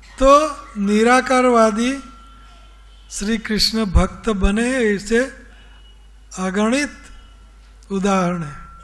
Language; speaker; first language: Hindi; non-native, local second language; Gujarati